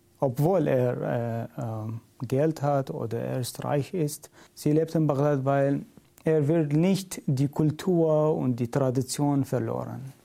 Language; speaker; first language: German; non-native, learner; Syriac